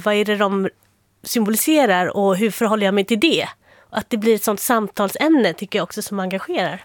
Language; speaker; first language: Swedish; native; Swedish